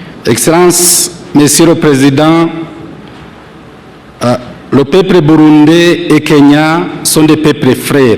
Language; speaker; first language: French; non-native, local second language; Rundi